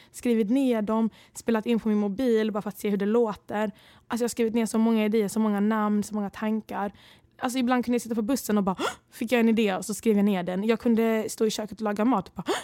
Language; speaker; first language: Swedish; early bilingual, other home language; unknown